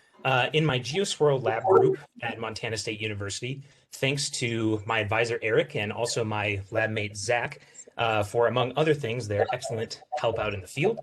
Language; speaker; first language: English; native; English